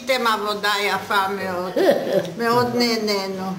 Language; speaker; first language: Hebrew; non-native, fluent; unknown